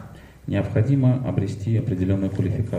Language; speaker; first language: Russian; native; Russian